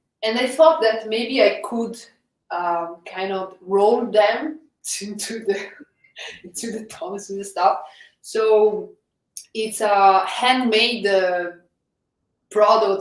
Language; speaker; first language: English; non-native, fluent; Italian